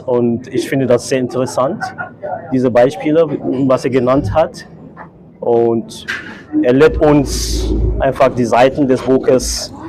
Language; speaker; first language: German; non-native, fluent; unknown